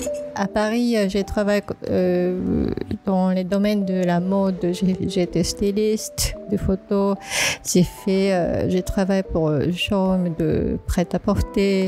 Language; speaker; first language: French; non-native, fluent; Japanese